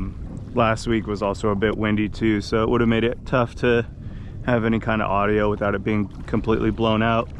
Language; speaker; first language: English; native; English